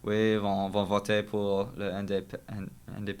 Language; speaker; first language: French; non-native, learner; English